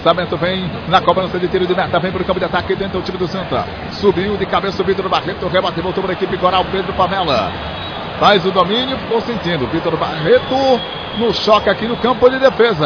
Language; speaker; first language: Portuguese; native; Portuguese